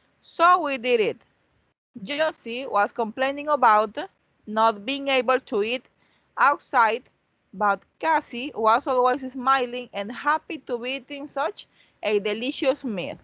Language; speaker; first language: English; non-native, learner; Spanish